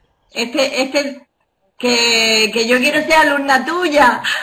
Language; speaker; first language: Spanish; native; Spanish